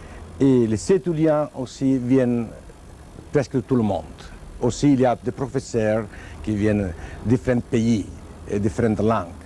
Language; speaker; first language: French; non-native, fluent; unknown